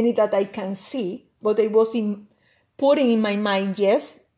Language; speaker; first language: English; non-native, learner; Spanish